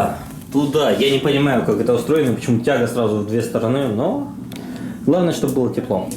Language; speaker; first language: Russian; native; Russian